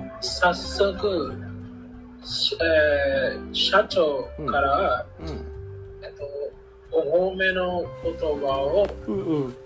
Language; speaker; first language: Japanese; non-native, learner; English